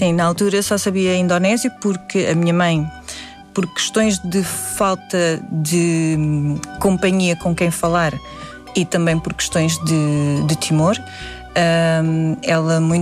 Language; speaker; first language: Portuguese; early bilingual, other home language; Indonesian